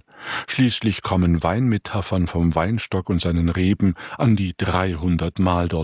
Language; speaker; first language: German; native; German